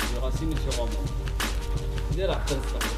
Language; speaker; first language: French; non-native, local second language; Arabic